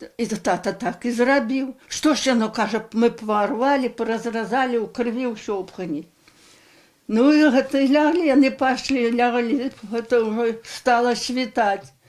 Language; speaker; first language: Belarusian; native; Belarusian